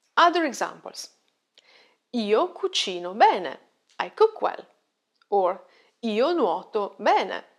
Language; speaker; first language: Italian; native; Italian